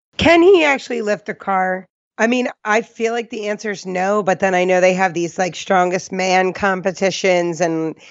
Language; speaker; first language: English; native; English